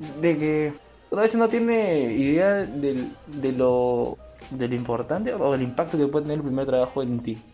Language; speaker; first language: Spanish; native; Spanish